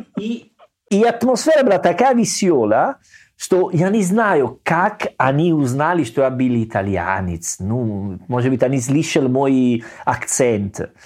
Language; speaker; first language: Russian; non-native, learner; Italian